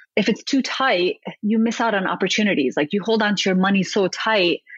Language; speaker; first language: English; early bilingual, other home language; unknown